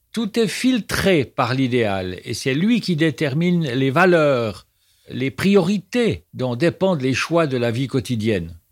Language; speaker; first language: French; native; French